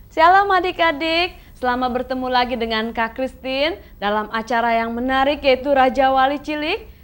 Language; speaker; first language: Indonesian; native; Indonesian